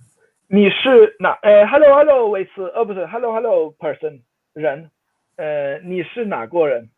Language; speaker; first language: Chinese; non-native, fluent; Swedish